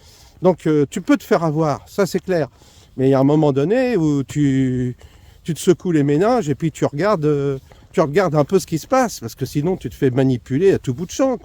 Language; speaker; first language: French; native; French